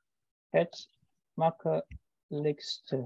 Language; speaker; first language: Dutch; non-native, learner; Turkish